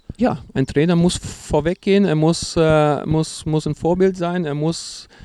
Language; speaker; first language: German; non-native, fluent; Portuguese